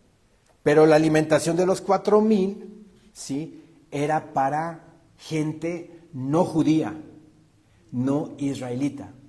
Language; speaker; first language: Spanish; native; Spanish